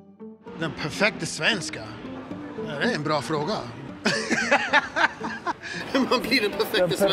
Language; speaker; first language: Swedish; non-native, fluent; English